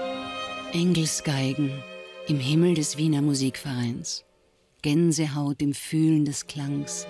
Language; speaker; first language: German; native; German